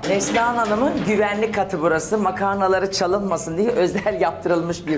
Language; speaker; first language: Turkish; native; Turkish